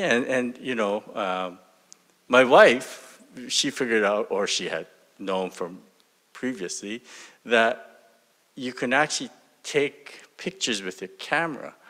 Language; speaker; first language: English; early bilingual, other home language; Japanese